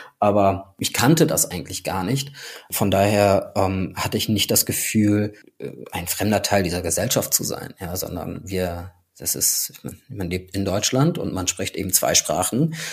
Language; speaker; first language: German; native; German